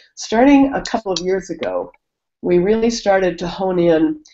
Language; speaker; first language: English; native; English